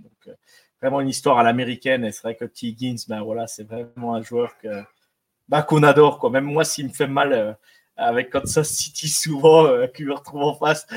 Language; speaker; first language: French; native; French